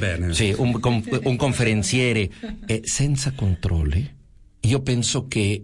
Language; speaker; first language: Italian; non-native, fluent; Spanish